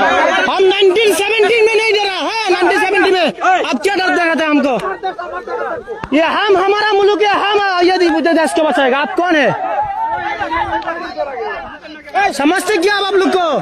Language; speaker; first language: Hindi; non-native, learner; Bangla